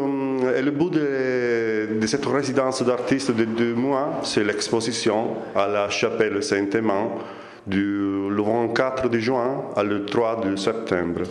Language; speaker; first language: French; non-native, fluent; Italian